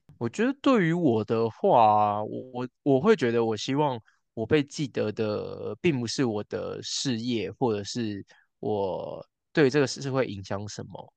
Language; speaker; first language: Chinese; native; Chinese